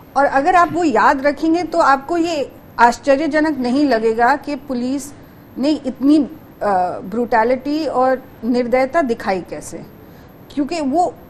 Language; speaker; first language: Hindi; native; Hindi